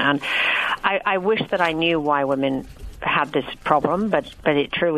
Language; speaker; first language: English; native; English